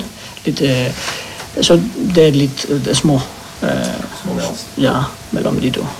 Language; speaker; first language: Norwegian; non-native, learner; Greek